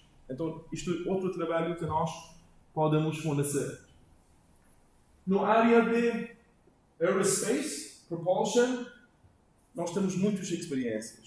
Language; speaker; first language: Portuguese; non-native, learner; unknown